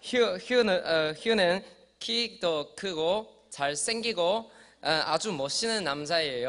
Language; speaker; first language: Korean; non-native, learner; Chinese